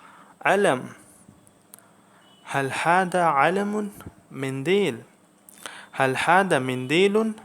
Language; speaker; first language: Arabic; non-native, fluent; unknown